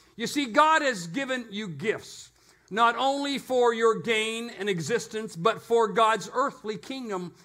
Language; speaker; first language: English; native; English